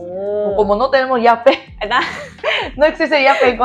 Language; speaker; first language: Spanish; non-native, learner; Korean